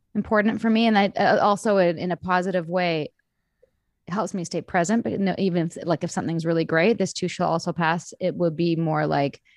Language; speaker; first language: English; native; English